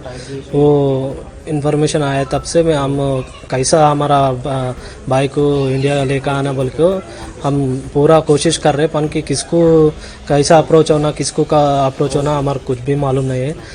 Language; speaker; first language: Hindi; non-native, local second language; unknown